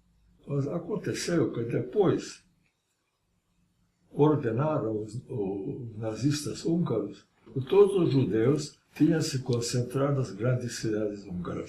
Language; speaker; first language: Portuguese; non-native, fluent; Hungarian